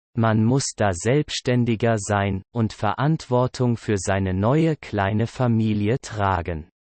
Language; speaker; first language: German; non-native, learner; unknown